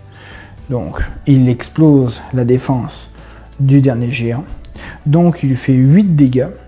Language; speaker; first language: French; native; French